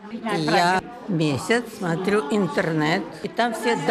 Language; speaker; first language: Czech; non-native, learner; Russian